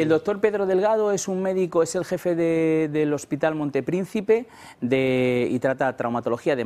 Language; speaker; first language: Spanish; native; Spanish